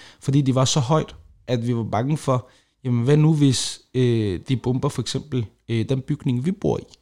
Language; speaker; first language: Danish; early bilingual, other home language; Kurdish